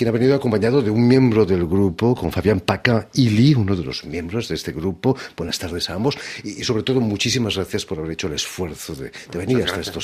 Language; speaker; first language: Spanish; native; Spanish